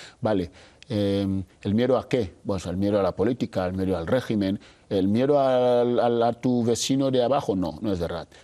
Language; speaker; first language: Spanish; non-native, local second language; Fang